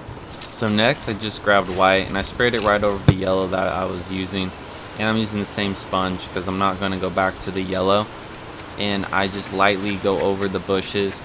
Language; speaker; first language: English; native; English